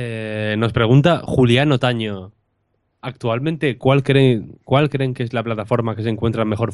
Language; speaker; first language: Spanish; native; Spanish